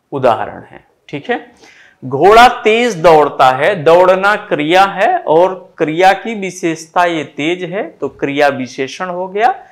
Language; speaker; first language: Hindi; native; Hindi